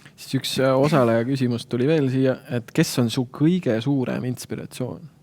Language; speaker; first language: Estonian; native; Estonian